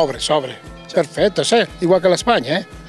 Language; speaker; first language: Italian; non-native, learner; Spanish